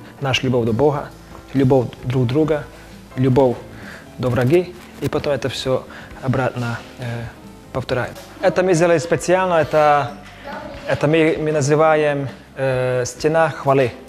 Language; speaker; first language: Russian; non-native, local second language; Romany